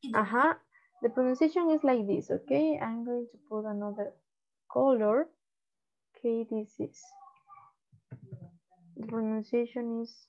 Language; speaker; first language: English; non-native, learner; Spanish